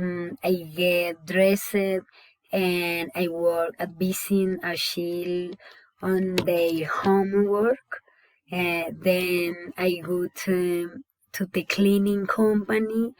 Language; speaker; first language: English; non-native, learner; Spanish